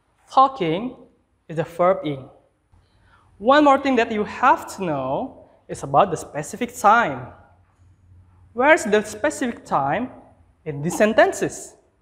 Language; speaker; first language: English; non-native, fluent; Indonesian